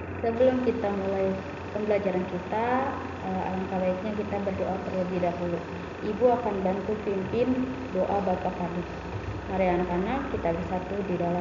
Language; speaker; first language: Indonesian; native; Indonesian